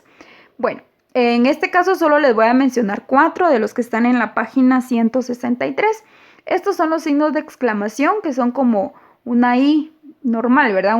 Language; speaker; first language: Spanish; native; Spanish